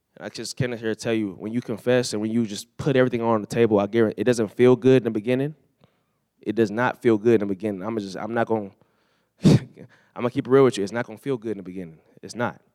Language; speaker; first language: English; native; English